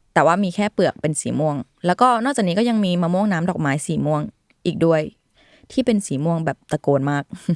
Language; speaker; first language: Thai; native; Thai